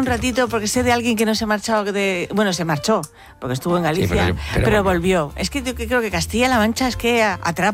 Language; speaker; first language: Spanish; native; Spanish